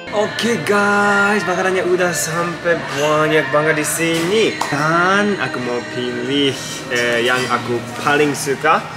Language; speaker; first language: Indonesian; non-native, fluent; Japanese